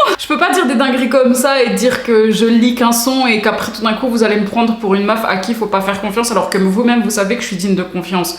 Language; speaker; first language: French; native; French